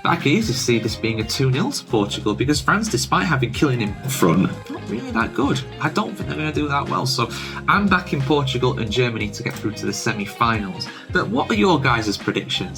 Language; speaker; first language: English; native; English